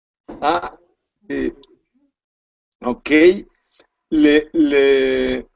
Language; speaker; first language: French; non-native, learner; Spanish